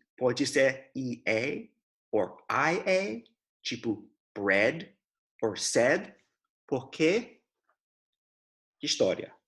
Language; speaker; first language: Portuguese; non-native, fluent; English